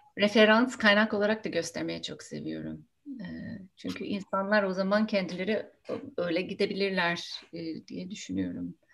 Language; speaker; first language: Turkish; non-native, fluent; English